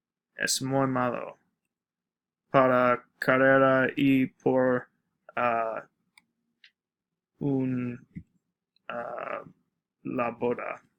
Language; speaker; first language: Spanish; non-native, learner; English